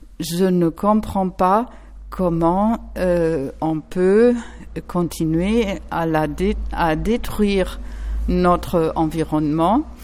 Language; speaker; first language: French; non-native, fluent; German